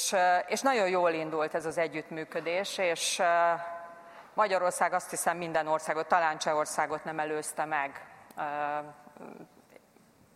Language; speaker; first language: Hungarian; native; Hungarian